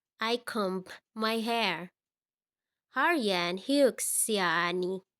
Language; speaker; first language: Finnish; non-native, learner; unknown